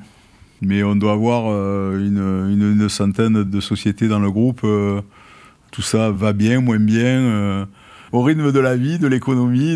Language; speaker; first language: French; native; French